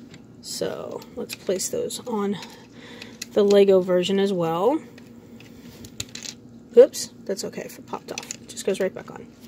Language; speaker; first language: English; native; English